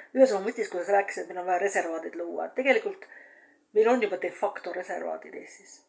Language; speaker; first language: Estonian; native; Estonian